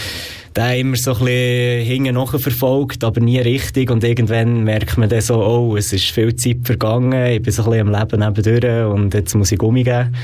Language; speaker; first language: German; native; German